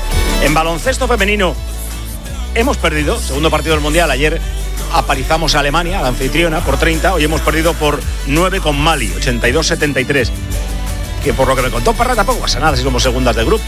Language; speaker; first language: Spanish; native; Spanish